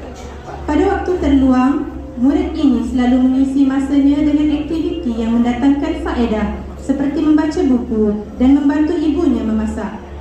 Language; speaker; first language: Malay; native; Malay